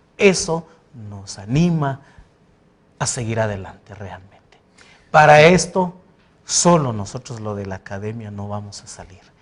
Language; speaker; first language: Spanish; non-native, local second language; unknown